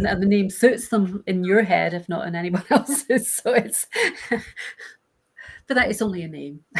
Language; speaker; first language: English; native; English